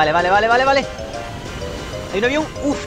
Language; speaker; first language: Spanish; native; Spanish